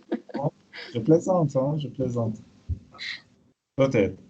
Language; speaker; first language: French; non-native, fluent; Persian